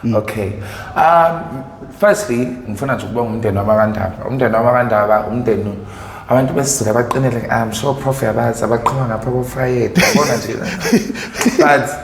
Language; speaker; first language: Zulu; native; Zulu